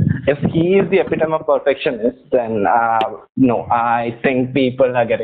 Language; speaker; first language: English; non-native, local second language; Bangla